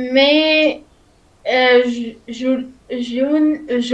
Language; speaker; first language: French; non-native, learner; Tamil